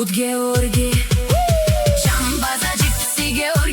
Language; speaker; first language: Bulgarian; non-native, local second language; Romany